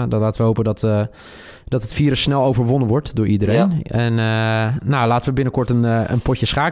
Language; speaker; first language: Dutch; native; Dutch